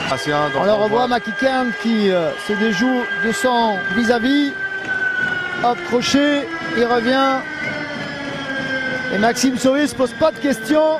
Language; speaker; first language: French; native; French